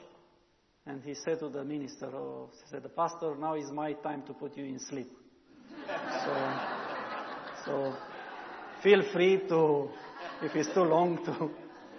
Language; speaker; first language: English; non-native, learner; Romanian